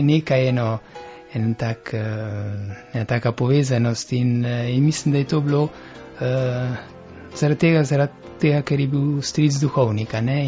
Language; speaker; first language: Slovenian; early bilingual, heritage; Slovenian